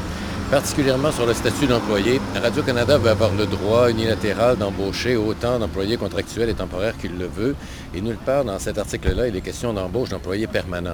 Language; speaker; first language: French; native; French